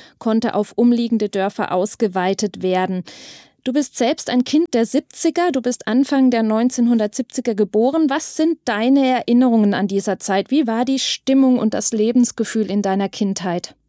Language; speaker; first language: German; native; German